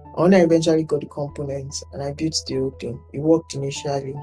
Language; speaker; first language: English; non-native, local second language; Yoruba